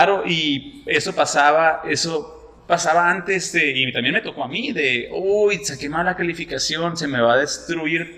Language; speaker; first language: Spanish; native; Spanish